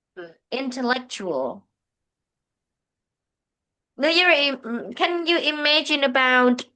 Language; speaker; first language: English; non-native, fluent; Vietnamese